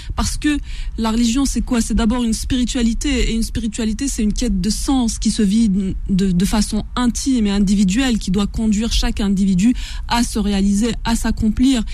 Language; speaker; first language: French; non-native, local second language; Kabyle